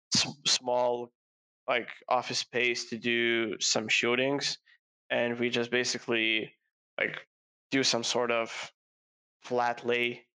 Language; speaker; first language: English; non-native, fluent; Lithuanian